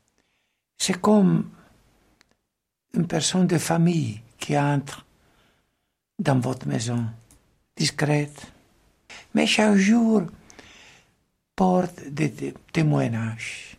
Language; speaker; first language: French; non-native, fluent; Italian